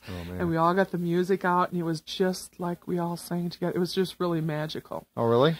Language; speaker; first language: English; native; English